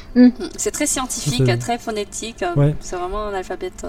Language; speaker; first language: French; non-native, fluent; Korean